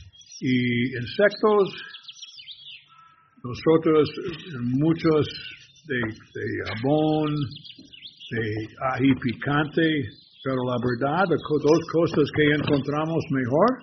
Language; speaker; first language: Spanish; non-native, learner; English